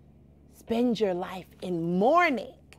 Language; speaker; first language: English; native; English